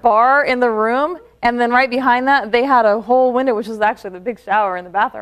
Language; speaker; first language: English; native; English